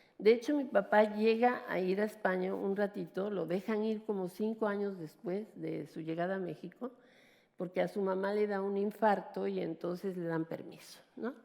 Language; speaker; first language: Spanish; native; Spanish